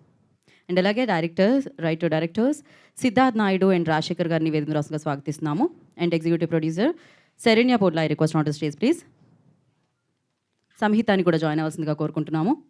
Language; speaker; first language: Telugu; native; Telugu